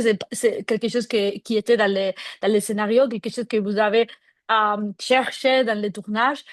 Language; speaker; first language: French; non-native, fluent; Spanish